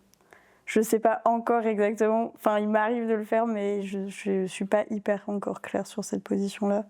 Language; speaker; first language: French; native; French